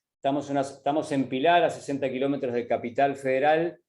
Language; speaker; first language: Spanish; native; Spanish